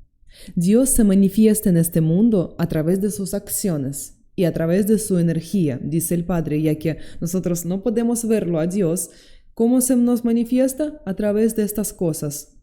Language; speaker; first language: Spanish; non-native, fluent; Russian